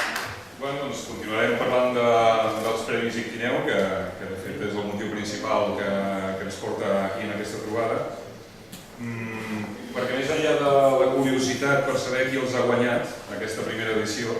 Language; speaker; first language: Catalan; native; Catalan